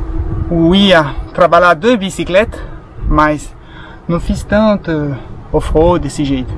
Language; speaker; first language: Portuguese; non-native, learner; French